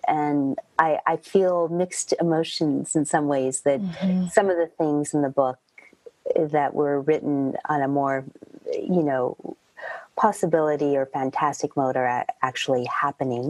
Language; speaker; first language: English; native; English